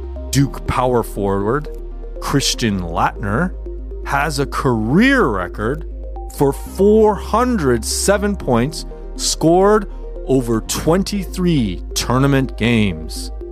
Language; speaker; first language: English; native; English